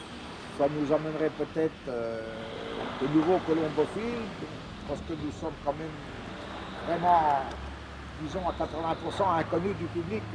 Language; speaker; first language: French; native; French